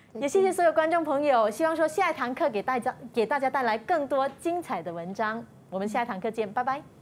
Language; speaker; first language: Chinese; native; Chinese